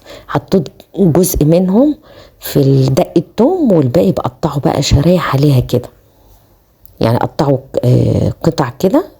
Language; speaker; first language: Arabic; native; Arabic